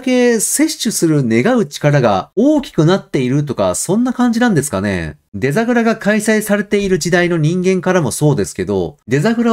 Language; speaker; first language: Japanese; native; Japanese